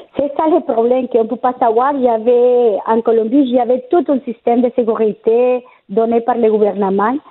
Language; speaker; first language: French; non-native, fluent; Spanish